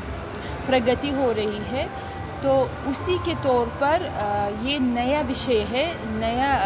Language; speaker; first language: Hindi; non-native, fluent; Uzbek